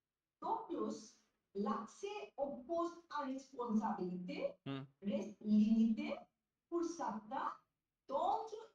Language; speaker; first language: French; non-native, learner; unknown